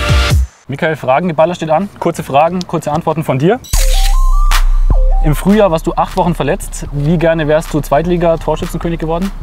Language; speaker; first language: German; native; German